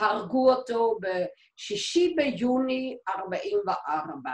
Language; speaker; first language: Hebrew; non-native, fluent; Dutch